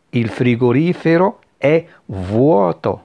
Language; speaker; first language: Italian; non-native, fluent; Arabic